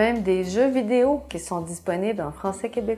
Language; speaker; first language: French; native; French